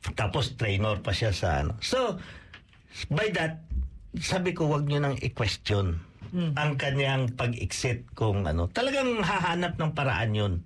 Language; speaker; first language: Filipino; non-native, local second language; Cebuano